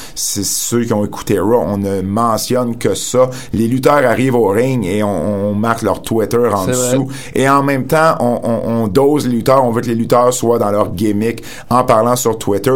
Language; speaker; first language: French; native; French